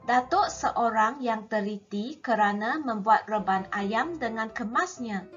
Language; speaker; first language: Malay; non-native, local second language; Chinese